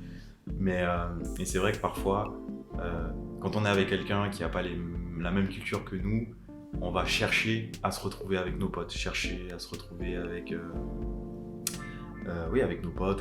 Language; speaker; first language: French; native; French